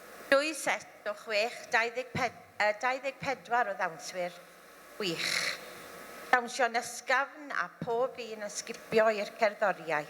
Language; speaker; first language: Welsh; native; Welsh